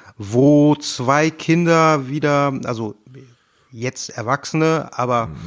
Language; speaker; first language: German; native; German